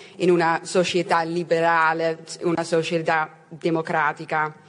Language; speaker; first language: Italian; non-native, learner; Dutch